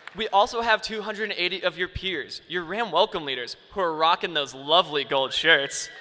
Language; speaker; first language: English; native; English